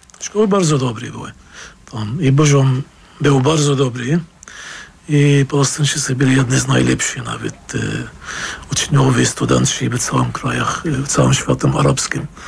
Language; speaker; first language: Polish; non-native, fluent; Arabic